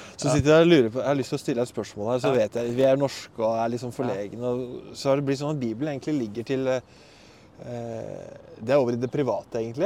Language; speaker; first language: Norwegian; native; Norwegian